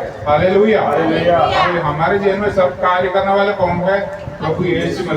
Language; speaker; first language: Hindi; non-native, local second language; Malayalam